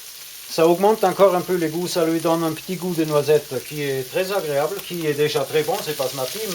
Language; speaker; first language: French; non-native, fluent; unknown